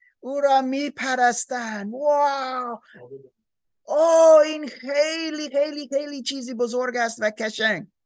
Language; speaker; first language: Persian; non-native, learner; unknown